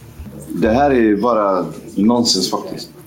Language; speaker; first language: Swedish; non-native, fluent; Kurdish